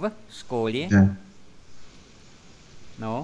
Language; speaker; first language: Russian; non-native, fluent; Vietnamese